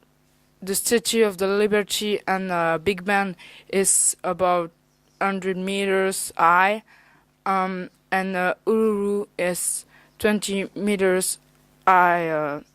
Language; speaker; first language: English; non-native, learner; French